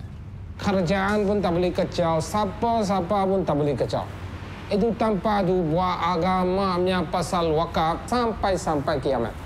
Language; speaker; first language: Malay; non-native, learner; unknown